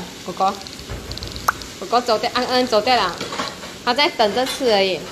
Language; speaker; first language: Chinese; native; Chinese